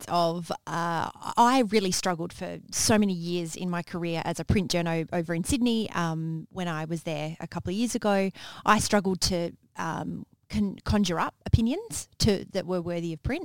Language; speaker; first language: English; native; English